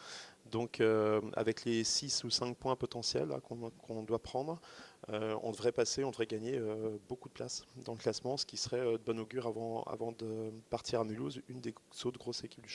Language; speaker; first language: French; native; French